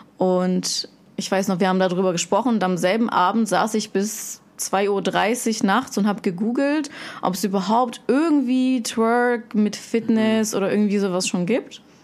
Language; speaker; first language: German; early bilingual, other home language; Russian